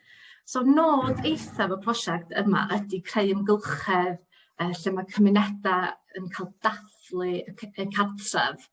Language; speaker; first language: Welsh; native; Welsh